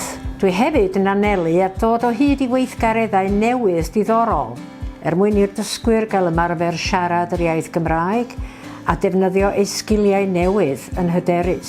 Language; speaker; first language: Welsh; non-native, fluent; English